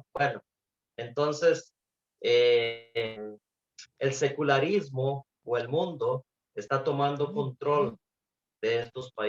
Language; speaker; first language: Spanish; non-native, fluent; Portuguese